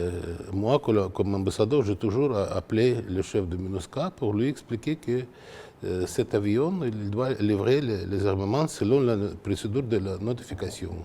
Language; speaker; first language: French; non-native, fluent; Russian